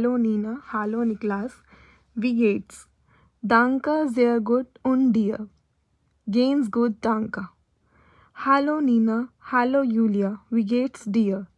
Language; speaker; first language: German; non-native, learner; Hindi